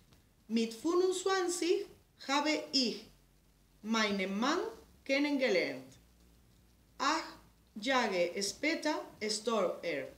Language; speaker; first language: German; non-native, learner; Spanish